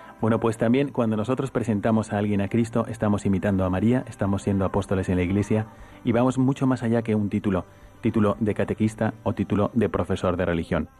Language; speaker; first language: Spanish; native; Spanish